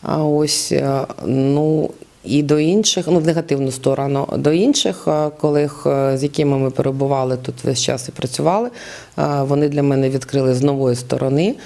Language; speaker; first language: Ukrainian; native; Ukrainian